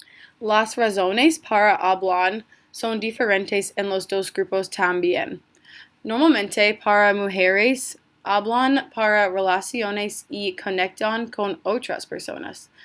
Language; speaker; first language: Spanish; non-native, learner; English